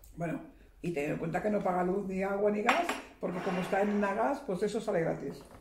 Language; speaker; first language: Spanish; early bilingual, heritage; Spanish